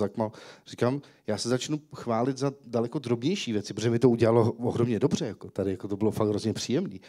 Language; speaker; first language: Czech; native; Czech